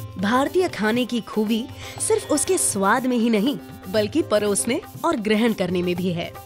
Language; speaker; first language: Hindi; native; Hindi